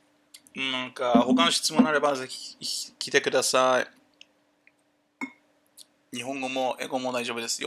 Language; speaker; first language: Japanese; non-native, learner; English